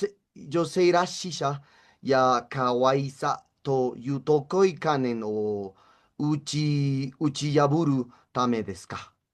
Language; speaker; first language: Japanese; non-native, learner; Spanish